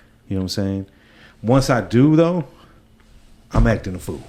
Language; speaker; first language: English; early bilingual, other home language; Spanish